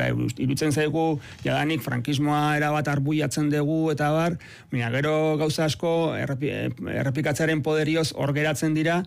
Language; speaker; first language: Basque; native; Basque